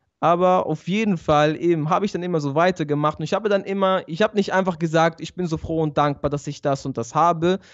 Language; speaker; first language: German; early bilingual, other home language; Italian